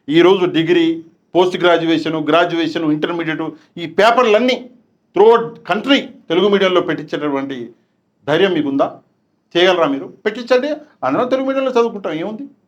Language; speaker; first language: Telugu; non-native, local second language; Urdu